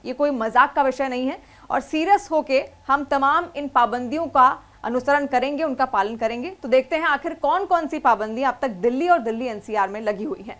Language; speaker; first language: Hindi; native; Hindi